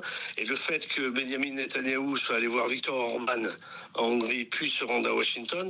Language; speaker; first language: French; native; French